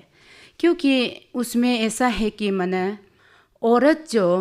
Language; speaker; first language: Hindi; non-native, local second language; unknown